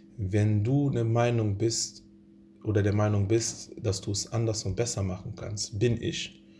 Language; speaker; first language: German; early bilingual, other home language; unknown